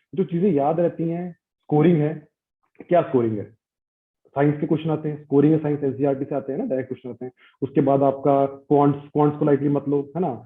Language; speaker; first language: Hindi; native; Hindi